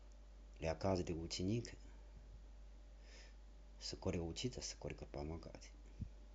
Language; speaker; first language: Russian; non-native, learner; Chinese